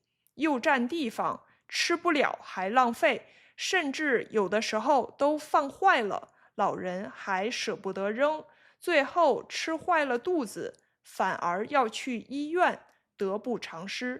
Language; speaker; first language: Chinese; native; Chinese